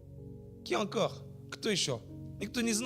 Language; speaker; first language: Russian; non-native, fluent; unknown